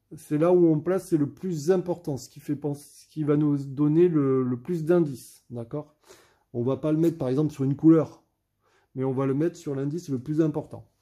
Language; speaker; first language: French; native; French